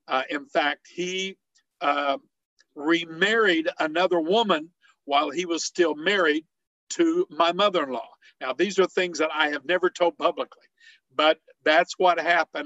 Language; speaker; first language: English; native; English